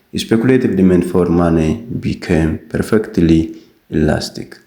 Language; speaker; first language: English; non-native, local second language; Amharic